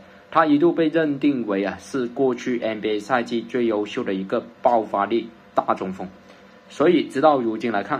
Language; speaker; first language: Chinese; native; Chinese